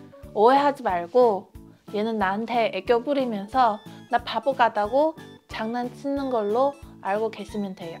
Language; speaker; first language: Korean; non-native, fluent; Chinese